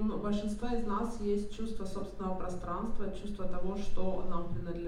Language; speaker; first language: Russian; native; Russian